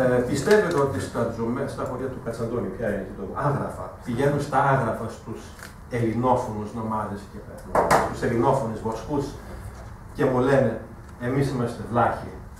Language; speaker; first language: Greek; non-native, fluent; German